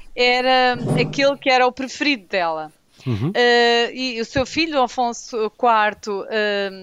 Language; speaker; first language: Portuguese; native; Portuguese